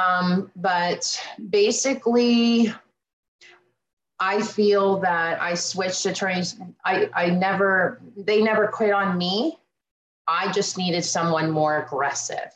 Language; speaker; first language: English; native; English